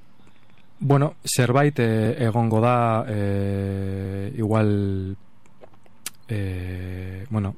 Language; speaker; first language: Basque; non-native, local second language; Spanish